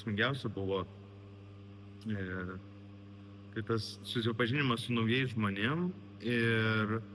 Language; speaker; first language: Lithuanian; native; Lithuanian